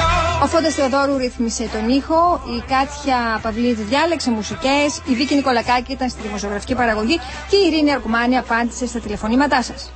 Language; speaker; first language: Greek; native; Greek